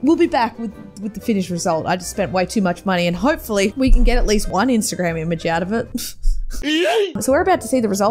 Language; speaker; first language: English; native; English